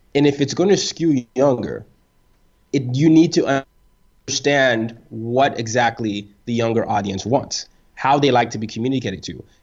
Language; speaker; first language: English; non-native, local second language; Yoruba